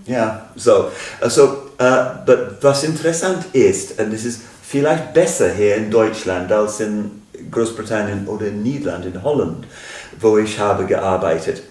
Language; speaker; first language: German; non-native, fluent; English